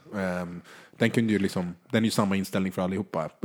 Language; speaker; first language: Swedish; native; Swedish